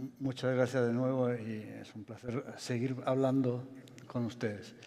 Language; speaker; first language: Spanish; non-native, fluent; Italian